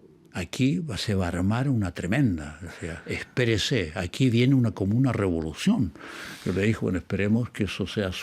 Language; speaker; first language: Spanish; native; Spanish